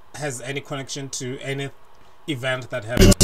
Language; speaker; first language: English; non-native, local second language; Tswana